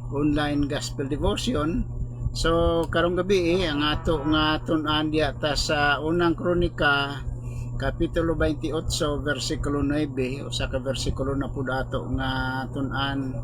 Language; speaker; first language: Cebuano; non-native, local second language; Hiligaynon